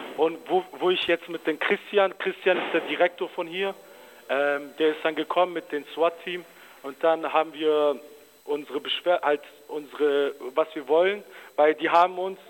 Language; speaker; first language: German; early bilingual, other home language; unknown